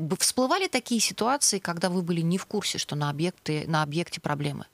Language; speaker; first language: Russian; native; Russian